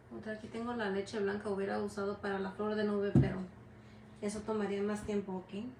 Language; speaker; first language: Spanish; early bilingual, heritage; Spanish